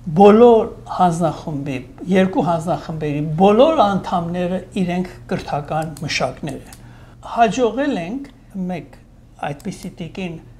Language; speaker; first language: Armenian; native; Armenian